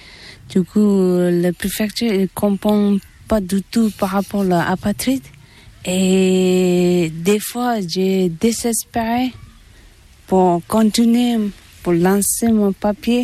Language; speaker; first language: French; non-native, learner; Tibetan